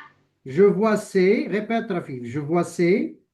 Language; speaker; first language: French; non-native, local second language; Arabic